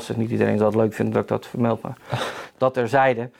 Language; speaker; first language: Dutch; native; Dutch